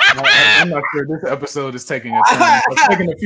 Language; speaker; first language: English; native; English